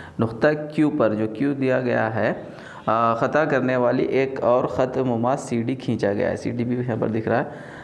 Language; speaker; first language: Hindi; non-native, local second language; Urdu